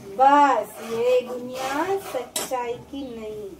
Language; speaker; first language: Hindi; non-native, local second language; Marathi